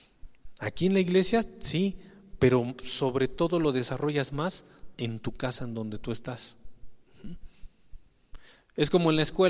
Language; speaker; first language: Spanish; native; Spanish